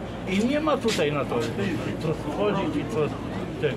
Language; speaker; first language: Polish; non-native, fluent; Arabic